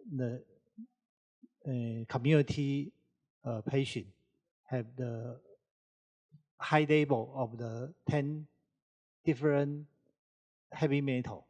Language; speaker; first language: English; non-native, learner; Chinese